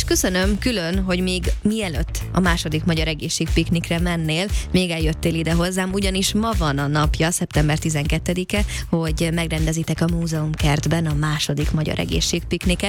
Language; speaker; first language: Hungarian; native; Hungarian